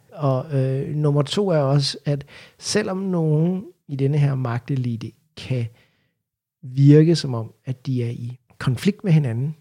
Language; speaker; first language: Danish; native; Danish